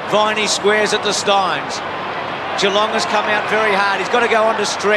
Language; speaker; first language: English; native; English